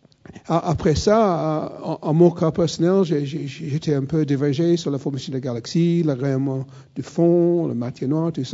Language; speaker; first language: French; non-native, fluent; English